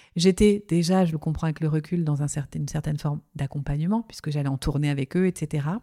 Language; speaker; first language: French; native; French